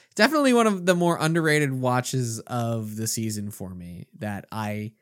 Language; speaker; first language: English; native; English